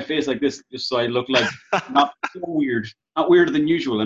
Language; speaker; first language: English; native; English